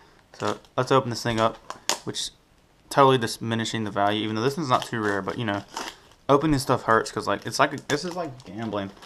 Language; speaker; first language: English; native; English